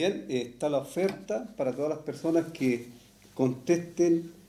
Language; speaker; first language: Spanish; native; Spanish